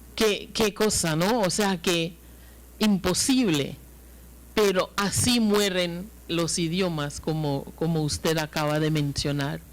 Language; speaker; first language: Spanish; non-native, fluent; English